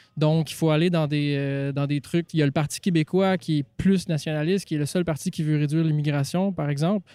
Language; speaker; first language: French; native; French